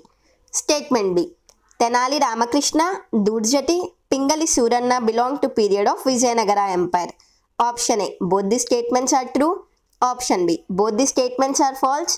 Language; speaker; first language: English; non-native, local second language; Telugu